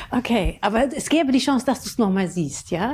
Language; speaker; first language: German; native; German